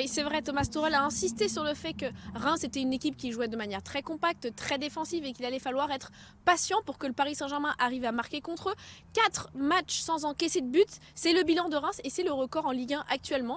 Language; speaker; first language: French; native; French